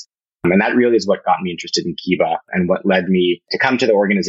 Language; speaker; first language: English; native; English